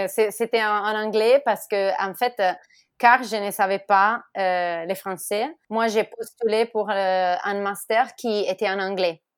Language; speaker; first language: French; non-native, fluent; Italian